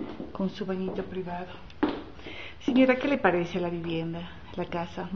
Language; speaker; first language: Spanish; native; Spanish